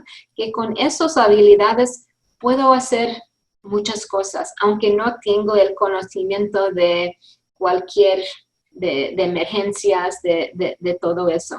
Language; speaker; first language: Spanish; early bilingual, heritage; English